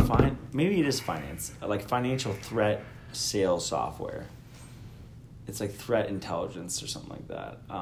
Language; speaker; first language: English; native; English